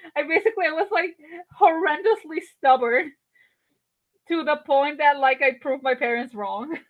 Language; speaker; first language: English; non-native, fluent; Spanish